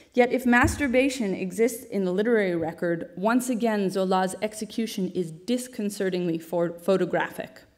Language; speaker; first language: English; native; English